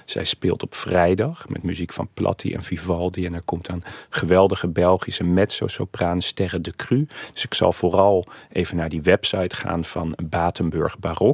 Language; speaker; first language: Dutch; native; Dutch